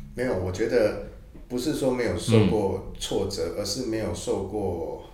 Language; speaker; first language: Chinese; native; Chinese